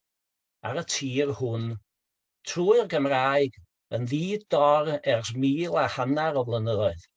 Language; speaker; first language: Welsh; native; Welsh